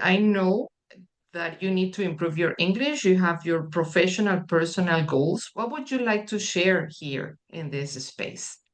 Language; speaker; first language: English; non-native, fluent; Spanish